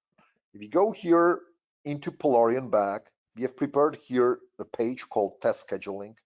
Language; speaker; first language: English; non-native, fluent; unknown